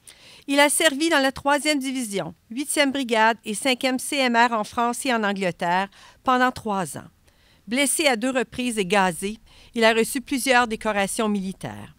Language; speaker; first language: French; native; French